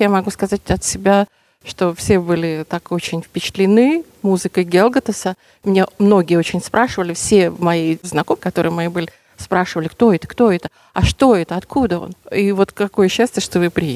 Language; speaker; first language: Russian; native; Russian